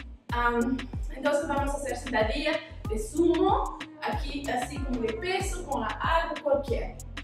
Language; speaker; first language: Spanish; non-native, learner; French